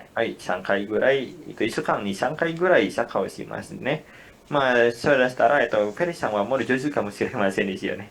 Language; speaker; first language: Japanese; non-native, learner; Indonesian